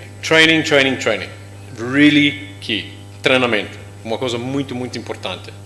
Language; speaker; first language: Portuguese; non-native, learner; English